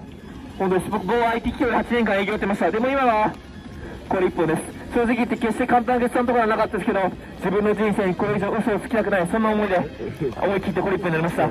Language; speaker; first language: Japanese; native; Japanese